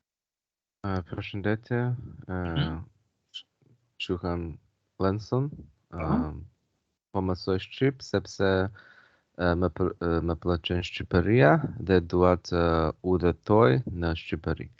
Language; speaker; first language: Albanian; non-native, learner; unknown